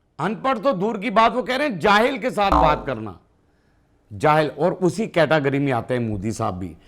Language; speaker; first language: Urdu; non-native, local second language; Punjabi